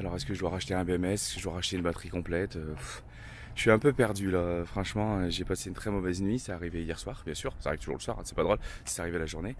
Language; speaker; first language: French; native; French